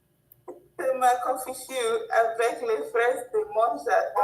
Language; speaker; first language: French; non-native, learner; English